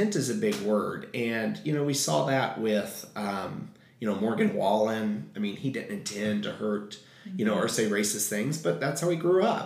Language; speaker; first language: English; native; English